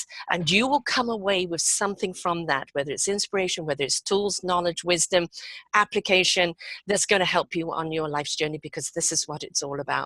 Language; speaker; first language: English; native; English